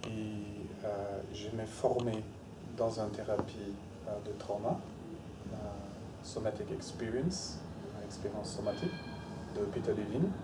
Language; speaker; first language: French; non-native, fluent; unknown